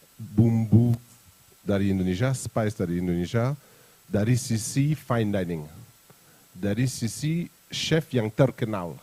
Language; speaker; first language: Indonesian; non-native, fluent; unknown